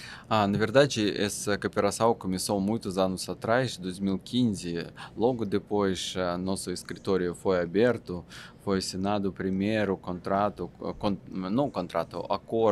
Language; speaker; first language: Portuguese; non-native, fluent; Russian